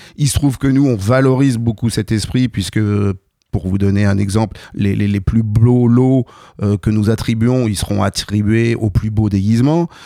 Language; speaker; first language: French; native; French